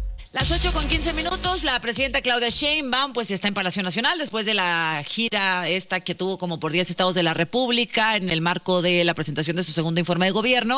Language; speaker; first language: Spanish; native; Spanish